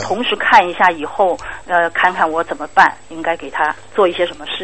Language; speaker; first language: Chinese; native; Chinese